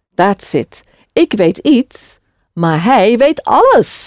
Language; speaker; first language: Dutch; non-native, fluent; English